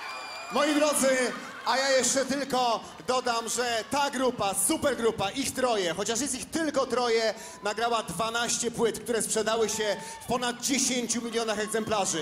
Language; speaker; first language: Polish; native; Polish